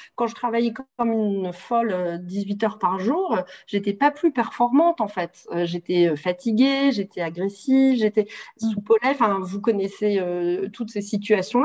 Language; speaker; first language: French; native; French